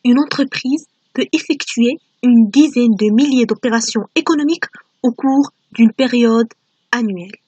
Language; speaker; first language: French; non-native, local second language; Arabic